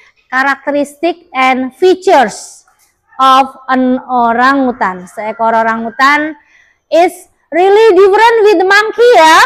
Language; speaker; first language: English; non-native, learner; Indonesian